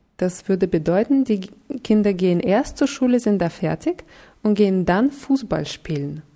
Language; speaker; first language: German; non-native, fluent; Russian